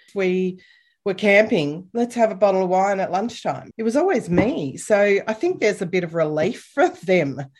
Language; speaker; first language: English; native; English